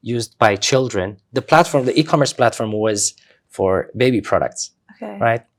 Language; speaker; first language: English; non-native, fluent; Romanian